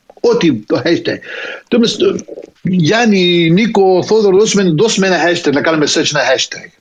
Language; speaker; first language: Greek; early bilingual, heritage; Greek